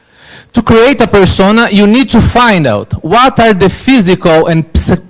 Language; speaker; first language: English; non-native, learner; Portuguese